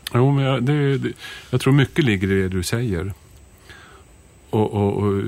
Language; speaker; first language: Swedish; native; Swedish